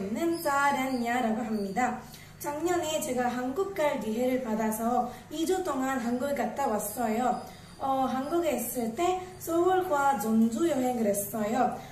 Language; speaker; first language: Korean; non-native, learner; Tamil